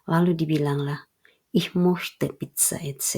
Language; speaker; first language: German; non-native, fluent; Indonesian